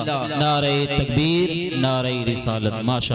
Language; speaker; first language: Hindi; native; Hindi